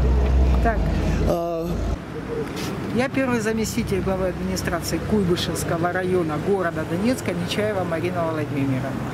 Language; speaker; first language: Russian; native; Russian